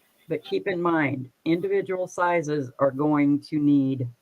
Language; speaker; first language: English; native; English